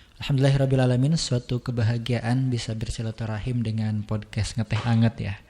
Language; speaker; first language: Indonesian; non-native, local second language; Sundanese